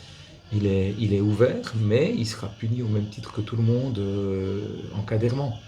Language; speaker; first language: French; native; French